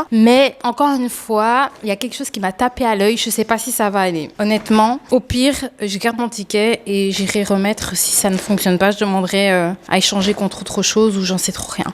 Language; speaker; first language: French; native; French